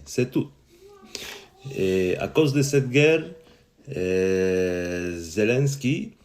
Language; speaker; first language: French; non-native, learner; Ukrainian